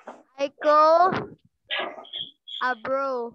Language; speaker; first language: English; non-native, learner; Thai